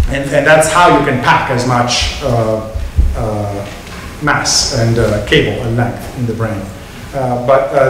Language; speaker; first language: English; non-native, fluent; Italian